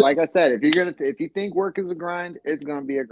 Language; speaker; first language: English; native; English